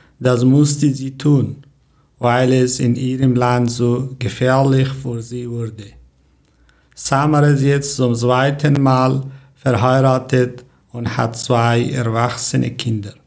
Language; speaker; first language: German; non-native, learner; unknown